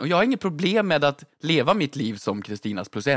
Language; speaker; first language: Swedish; native; Swedish